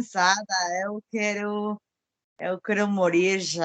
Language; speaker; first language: Portuguese; non-native, learner; Spanish